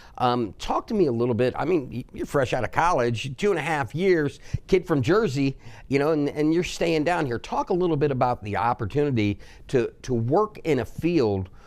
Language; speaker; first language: English; native; English